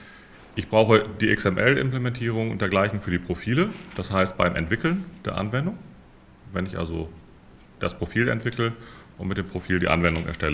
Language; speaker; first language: German; native; German